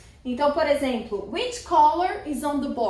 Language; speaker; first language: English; non-native, fluent; Portuguese